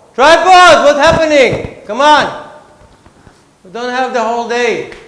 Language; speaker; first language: English; non-native, fluent; Hebrew